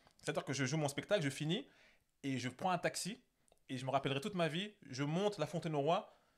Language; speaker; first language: French; native; French